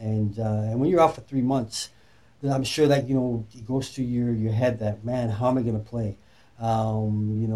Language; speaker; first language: English; native; English